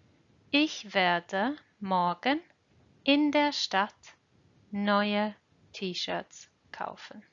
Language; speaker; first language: German; non-native, fluent; English